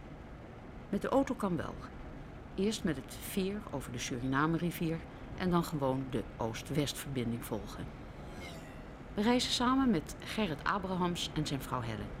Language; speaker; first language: Dutch; native; Dutch